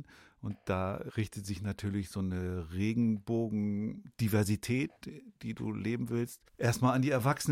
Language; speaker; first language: German; native; German